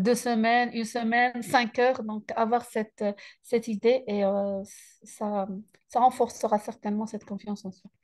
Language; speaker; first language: French; native; French